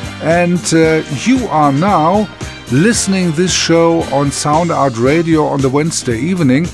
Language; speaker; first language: English; non-native, fluent; German